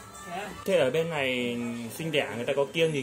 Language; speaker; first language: Vietnamese; native; Vietnamese